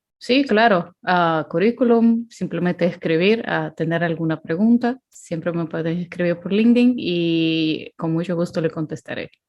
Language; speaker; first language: Spanish; non-native, fluent; Ukrainian